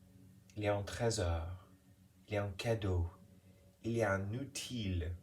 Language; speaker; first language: French; non-native, fluent; English